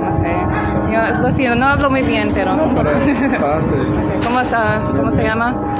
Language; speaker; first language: Spanish; non-native, learner; English